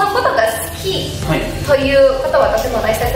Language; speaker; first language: Japanese; non-native, fluent; Indonesian